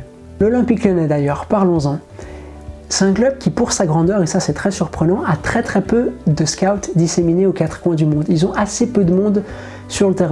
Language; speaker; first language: French; native; French